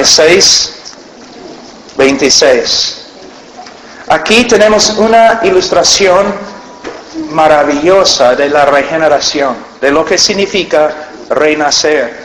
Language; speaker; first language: Spanish; non-native, fluent; English